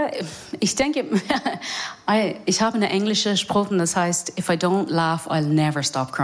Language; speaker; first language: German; non-native, fluent; English